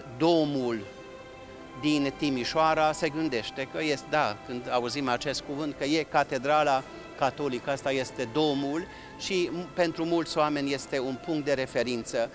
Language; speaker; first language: Romanian; non-native, local second language; Hungarian